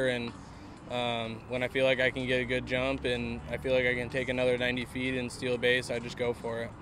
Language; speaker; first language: English; native; English